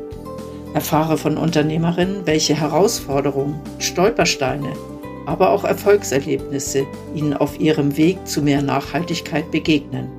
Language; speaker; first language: German; native; German